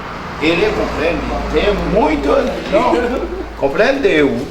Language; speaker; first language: Portuguese; non-native, learner; Haitian Creole